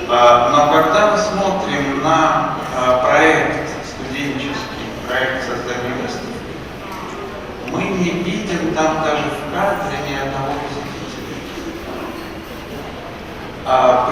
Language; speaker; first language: Russian; native; Russian